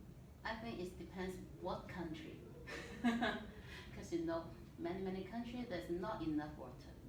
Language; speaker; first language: English; non-native, learner; Chinese